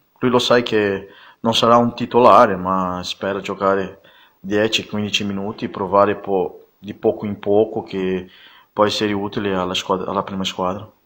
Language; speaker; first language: Italian; non-native, fluent; Portuguese